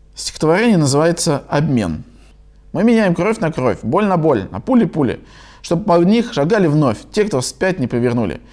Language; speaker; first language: Russian; native; Russian